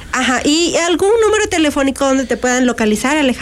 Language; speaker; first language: Spanish; native; Spanish